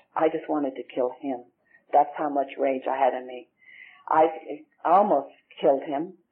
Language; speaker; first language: English; native; English